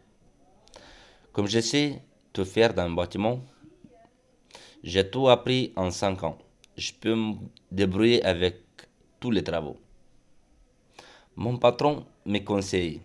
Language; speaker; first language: French; non-native, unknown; Romanian